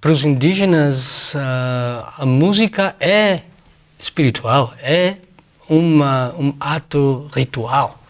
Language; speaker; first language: Portuguese; non-native, fluent; Spanish